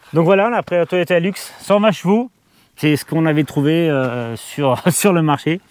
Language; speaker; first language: French; non-native, fluent; Portuguese